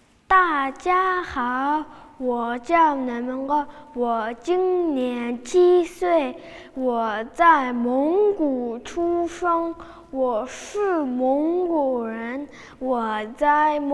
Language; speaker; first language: Chinese; non-native, learner; Mongolian